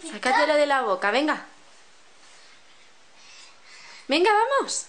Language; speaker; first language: Spanish; native; Spanish